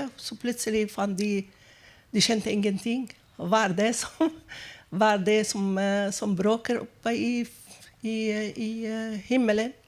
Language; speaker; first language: Norwegian; non-native, fluent; Arabic